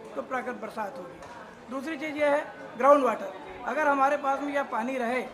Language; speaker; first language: Hindi; native; Hindi